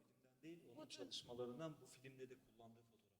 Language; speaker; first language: Turkish; native; Turkish